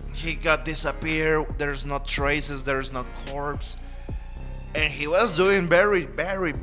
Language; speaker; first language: English; non-native, fluent; Spanish